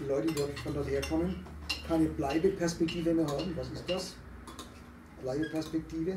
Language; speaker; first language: German; native; German